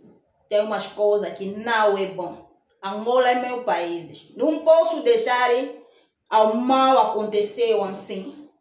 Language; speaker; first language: Portuguese; non-native, fluent; Lingala